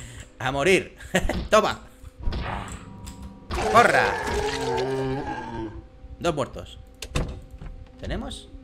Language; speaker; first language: Spanish; native; Spanish